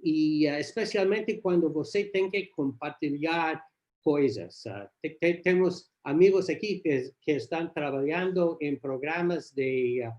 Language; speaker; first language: Portuguese; non-native, learner; English